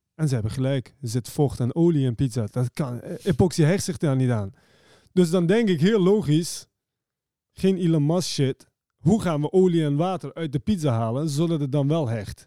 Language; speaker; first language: Dutch; early bilingual, other home language; Persian